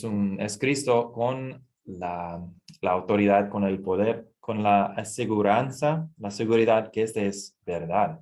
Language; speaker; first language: Spanish; non-native, fluent; English